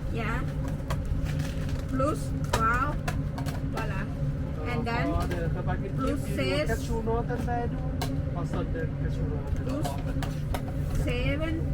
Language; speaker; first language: Dutch; non-native, learner; Thai